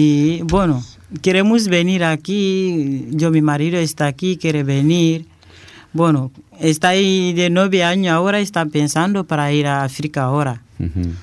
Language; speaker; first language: Spanish; non-native, learner; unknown